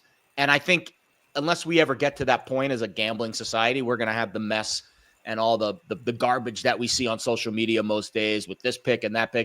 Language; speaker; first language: English; native; English